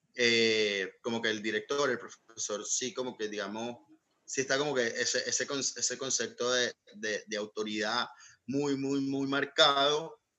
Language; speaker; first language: Spanish; native; Spanish